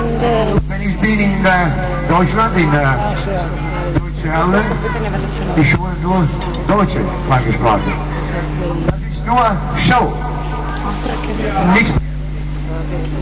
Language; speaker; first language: German; non-native, learner; Italian